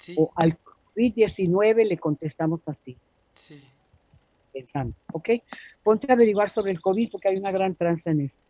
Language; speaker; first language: Spanish; native; Spanish